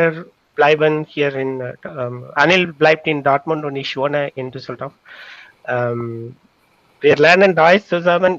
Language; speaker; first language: German; non-native, fluent; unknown